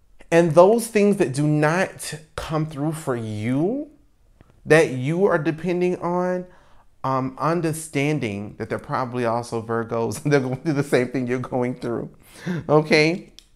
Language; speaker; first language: English; native; English